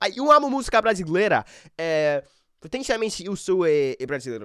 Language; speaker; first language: Portuguese; non-native, learner; English